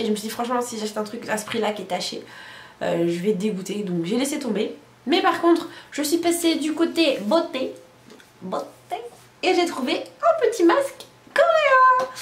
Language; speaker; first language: French; native; French